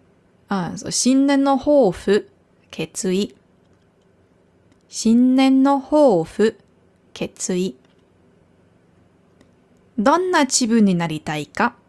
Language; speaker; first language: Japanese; non-native, fluent; German